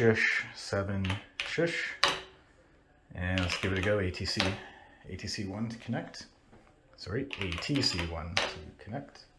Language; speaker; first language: English; native; English